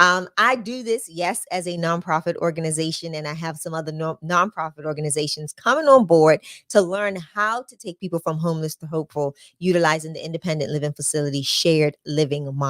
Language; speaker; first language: English; native; English